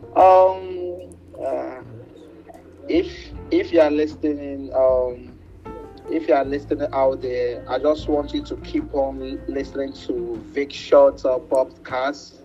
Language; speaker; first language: English; non-native, local second language; Igbo